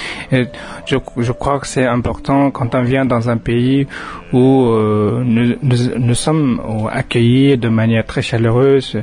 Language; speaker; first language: French; non-native, fluent; Tibetan